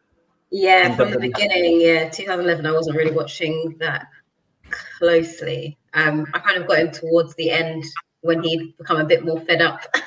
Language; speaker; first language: English; native; English